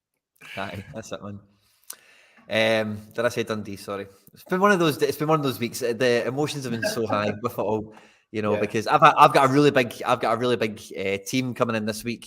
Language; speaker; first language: English; native; English